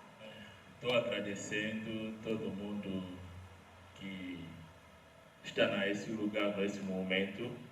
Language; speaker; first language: Portuguese; non-native, learner; Lingala